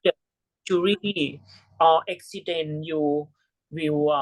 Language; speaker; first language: English; non-native, learner; Thai